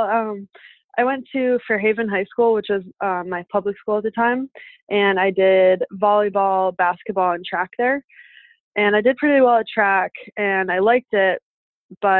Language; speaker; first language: English; native; English